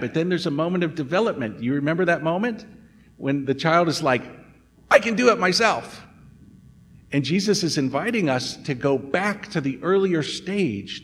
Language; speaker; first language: English; native; English